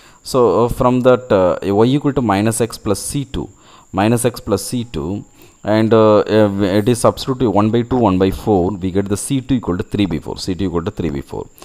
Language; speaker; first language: English; non-native, local second language; Tamil